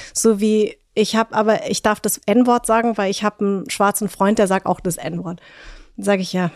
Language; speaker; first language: German; early bilingual, other home language; Vietnamese